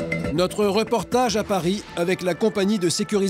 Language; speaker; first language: French; native; French